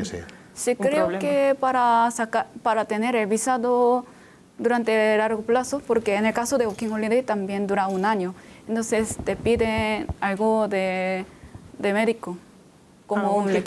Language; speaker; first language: Spanish; non-native, fluent; Korean